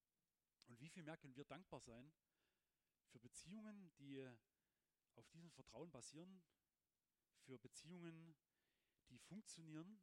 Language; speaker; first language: German; native; German